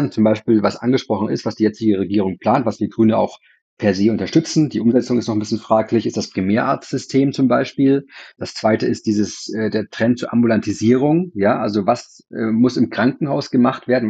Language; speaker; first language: German; native; German